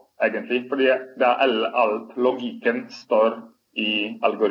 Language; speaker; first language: Norwegian; non-native, fluent; Polish